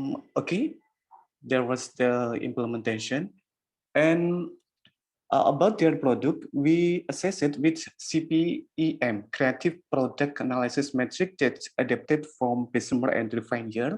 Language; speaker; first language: English; non-native, learner; Indonesian